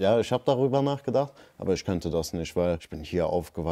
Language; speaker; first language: German; early bilingual, other home language; Turkish